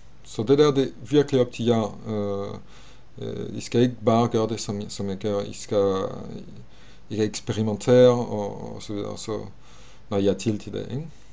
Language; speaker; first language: Danish; non-native, fluent; French